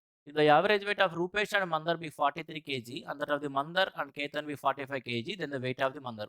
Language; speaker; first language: English; non-native, local second language; Telugu